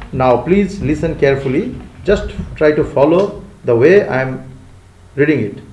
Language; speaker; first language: English; non-native, local second language; Bangla